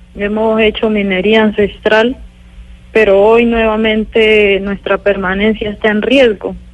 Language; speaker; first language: Spanish; native; Spanish